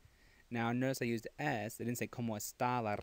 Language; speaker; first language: Spanish; non-native, fluent; English